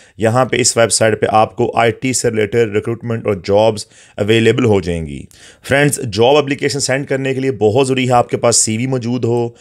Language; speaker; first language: Urdu; native; Urdu